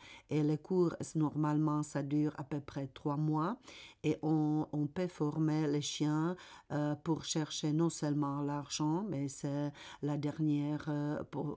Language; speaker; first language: French; non-native, fluent; Czech